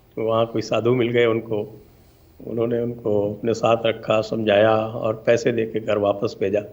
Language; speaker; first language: Hindi; native; Hindi